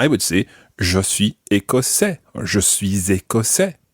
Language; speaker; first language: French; non-native, fluent; English